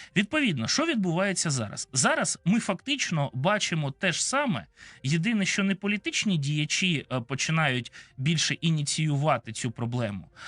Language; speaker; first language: Ukrainian; non-native, local second language; Russian